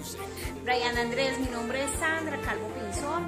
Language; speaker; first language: Spanish; native; Spanish